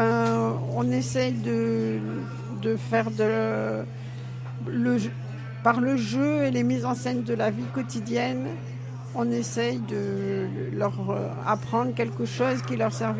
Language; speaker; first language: French; native; French